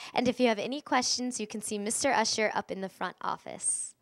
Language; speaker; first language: English; native; English